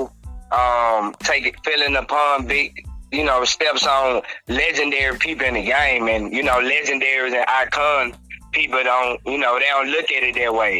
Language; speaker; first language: English; native; English